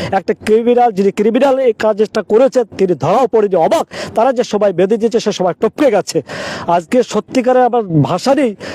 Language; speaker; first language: Bangla; native; Bangla